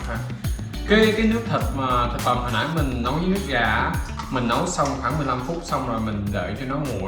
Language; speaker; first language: Vietnamese; early bilingual, heritage; Vietnamese